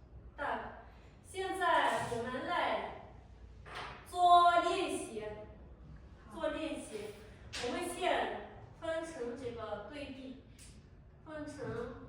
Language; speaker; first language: Chinese; non-native, fluent; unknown